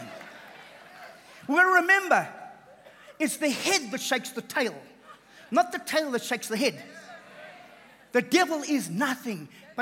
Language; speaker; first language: English; native; English